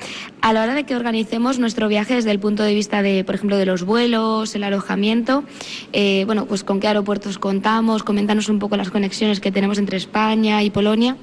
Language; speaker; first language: Spanish; native; Spanish